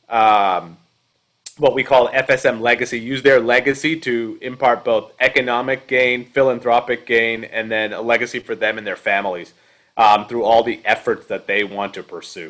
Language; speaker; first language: English; native; English